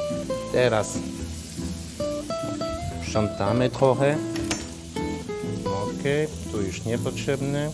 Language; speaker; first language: Polish; non-native, learner; French